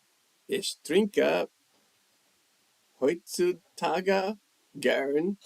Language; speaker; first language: German; non-native, fluent; English